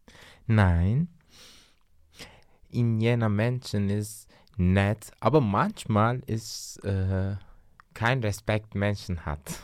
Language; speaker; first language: German; non-native, learner; Turkish